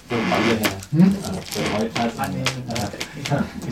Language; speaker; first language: German; non-native, fluent; Vietnamese